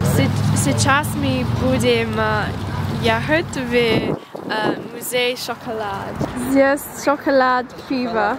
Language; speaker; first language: Russian; non-native, learner; English